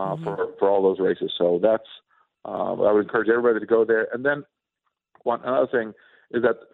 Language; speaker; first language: English; non-native, fluent; Swedish